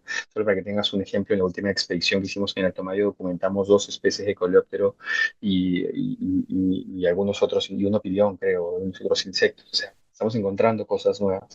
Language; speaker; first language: Spanish; native; Spanish